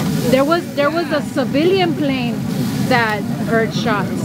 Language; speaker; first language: English; early bilingual, other home language; Spanish